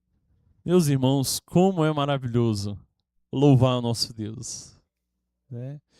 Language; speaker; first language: Portuguese; native; Portuguese